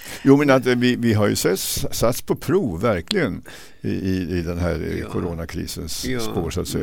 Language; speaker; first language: Swedish; native; Swedish